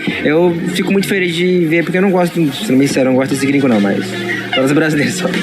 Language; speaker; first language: Portuguese; native; Portuguese